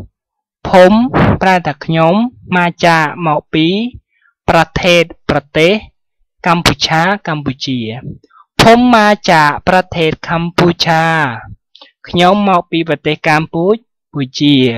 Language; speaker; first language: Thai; non-native, fluent; Khmer